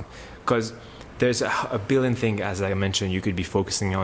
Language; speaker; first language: English; non-native, fluent; French